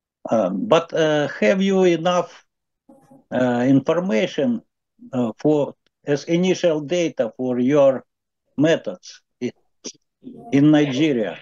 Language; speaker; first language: English; non-native, learner; Ukrainian